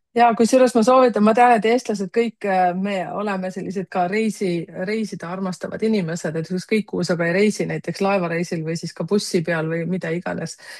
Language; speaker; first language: Estonian; native; Estonian